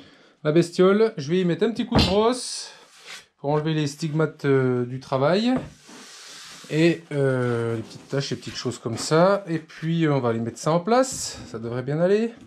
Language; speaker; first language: French; native; French